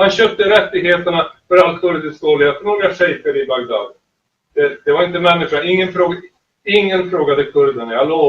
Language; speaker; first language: Swedish; native; Swedish